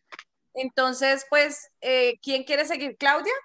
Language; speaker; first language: Spanish; native; Spanish